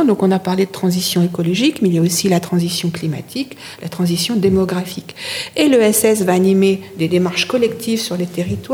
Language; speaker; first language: French; native; French